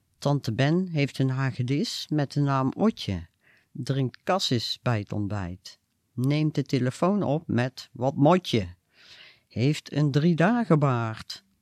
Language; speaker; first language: Dutch; native; Dutch